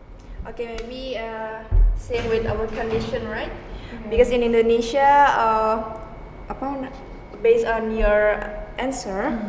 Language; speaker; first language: English; non-native, learner; Indonesian